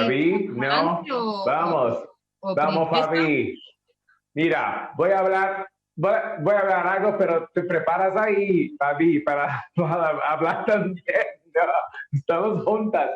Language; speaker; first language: Spanish; non-native, learner; Portuguese